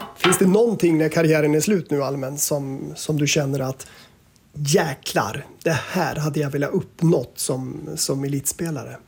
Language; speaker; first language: Swedish; native; Swedish